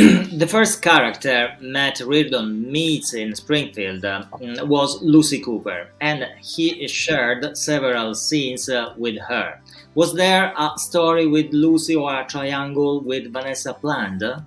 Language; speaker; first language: English; non-native, fluent; Italian